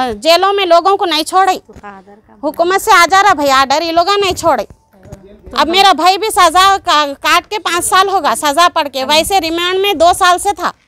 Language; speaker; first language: Hindi; non-native, local second language; Urdu